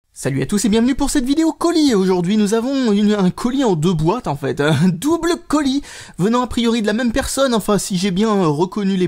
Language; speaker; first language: French; native; French